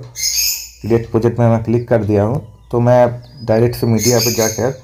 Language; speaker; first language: Hindi; non-native, local second language; Bangla